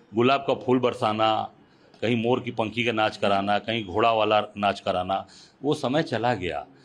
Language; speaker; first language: Hindi; native; Hindi